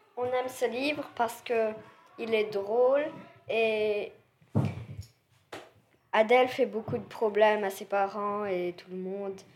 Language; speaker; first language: French; non-native, learner; English